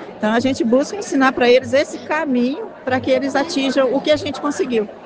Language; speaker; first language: Portuguese; native; Portuguese